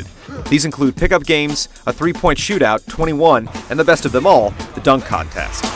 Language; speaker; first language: English; native; English